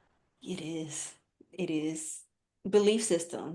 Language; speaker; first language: English; native; English